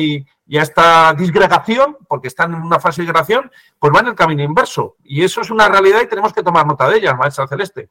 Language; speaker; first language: Spanish; native; Spanish